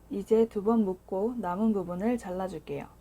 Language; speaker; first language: Korean; native; Korean